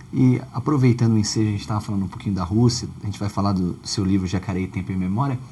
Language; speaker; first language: Portuguese; native; Portuguese